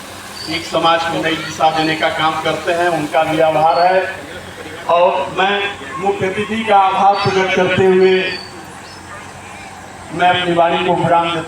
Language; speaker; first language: Hindi; native; Hindi